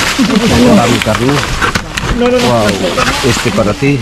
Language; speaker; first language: Spanish; non-native, learner; Filipino